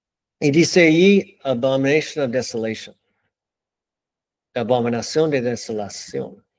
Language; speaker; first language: Spanish; non-native, learner; English